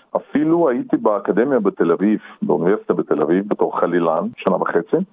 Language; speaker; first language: Hebrew; non-native, fluent; Russian